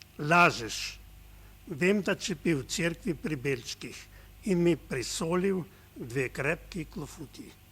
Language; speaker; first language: Slovenian; native; Slovenian